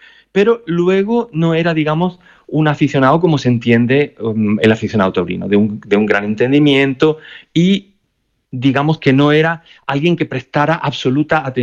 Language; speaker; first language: Spanish; native; Spanish